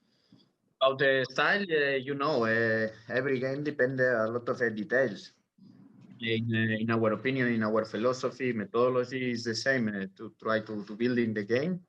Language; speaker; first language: English; non-native, learner; Spanish